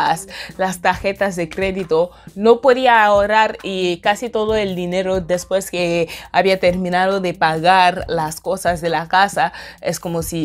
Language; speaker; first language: Spanish; non-native, fluent; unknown